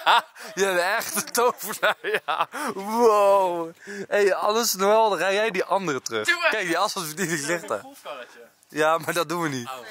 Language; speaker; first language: Dutch; native; Dutch